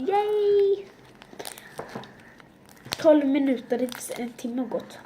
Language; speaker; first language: Swedish; early bilingual, other home language; Turkish